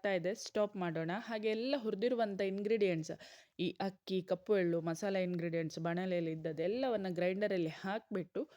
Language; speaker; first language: Kannada; non-native, local second language; Konkani